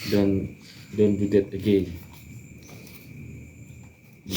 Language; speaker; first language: English; non-native, learner; Indonesian